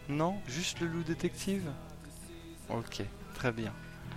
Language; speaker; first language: French; native; French